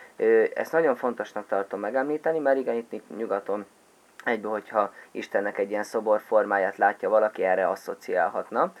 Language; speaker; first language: Hungarian; native; Hungarian